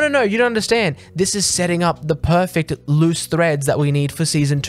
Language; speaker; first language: English; native; English